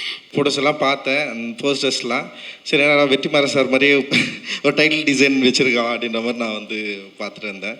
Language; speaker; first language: Tamil; native; Tamil